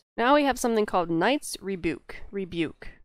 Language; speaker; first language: English; native; English